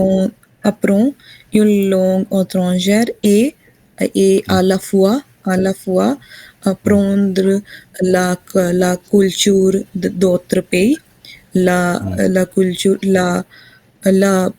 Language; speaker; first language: French; non-native, learner; Hindi